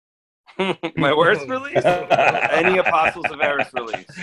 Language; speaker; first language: English; native; English